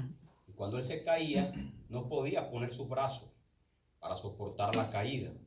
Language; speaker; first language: Spanish; native; Spanish